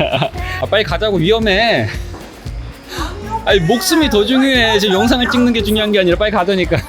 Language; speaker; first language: Korean; native; Korean